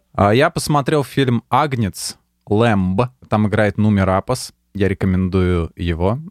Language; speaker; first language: Russian; native; Russian